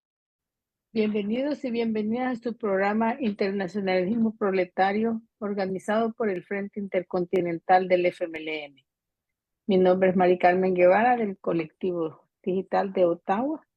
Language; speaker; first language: Spanish; native; Spanish